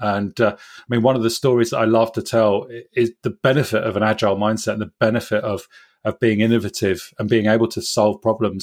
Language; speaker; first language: English; native; English